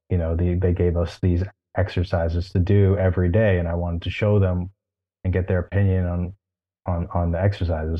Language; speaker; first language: English; native; English